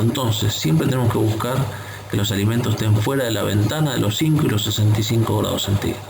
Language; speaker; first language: Spanish; native; Spanish